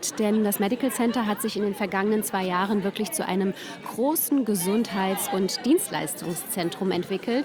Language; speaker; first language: German; native; German